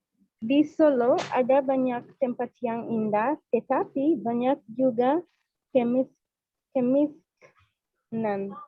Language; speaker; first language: Indonesian; non-native, learner; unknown